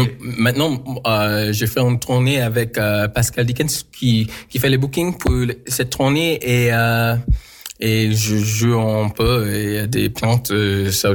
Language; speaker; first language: French; non-native, local second language; English